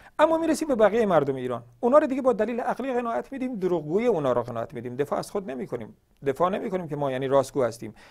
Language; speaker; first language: Persian; native; Persian